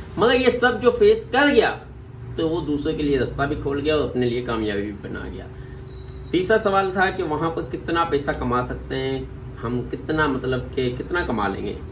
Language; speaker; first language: Urdu; non-native, local second language; Punjabi